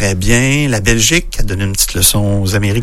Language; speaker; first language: French; native; French